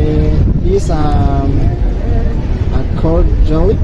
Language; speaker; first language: English; non-native, learner; Spanish